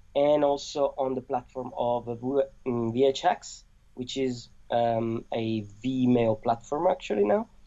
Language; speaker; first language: English; non-native, fluent; Italian